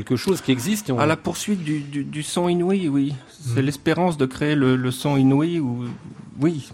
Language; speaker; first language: French; native; French